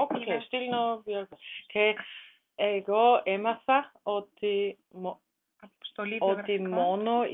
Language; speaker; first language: Greek; non-native, learner; German